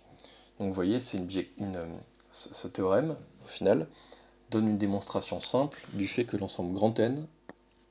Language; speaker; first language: French; native; French